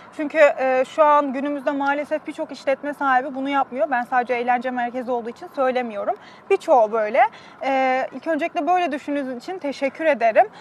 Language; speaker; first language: Turkish; native; Turkish